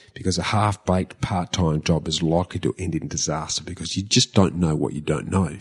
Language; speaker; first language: English; native; English